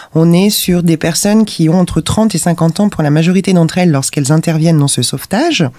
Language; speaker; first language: French; native; French